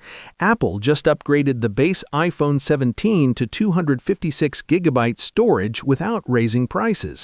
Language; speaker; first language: English; native; English